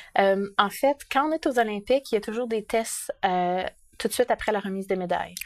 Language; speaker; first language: French; native; French